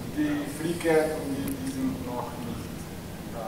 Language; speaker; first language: German; non-native, fluent; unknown